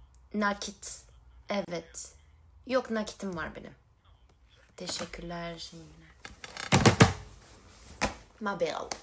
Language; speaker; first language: Turkish; early bilingual, heritage; Turkish